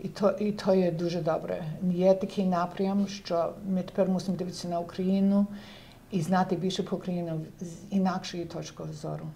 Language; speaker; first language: Ukrainian; early bilingual, heritage; Ukrainian